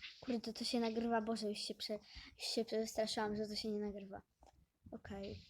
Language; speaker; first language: Polish; native; Polish